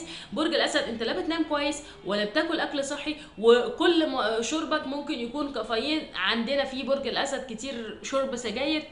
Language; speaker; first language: Arabic; native; Arabic